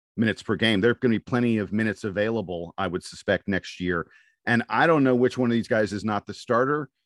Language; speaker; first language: English; native; English